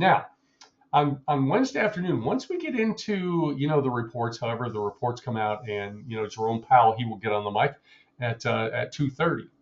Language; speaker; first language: English; native; English